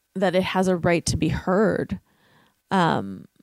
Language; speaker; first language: English; native; English